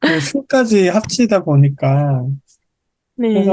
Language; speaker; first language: Korean; native; Korean